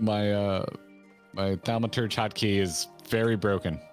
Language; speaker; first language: English; native; English